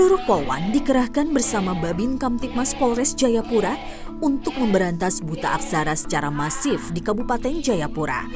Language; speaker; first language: Indonesian; native; Indonesian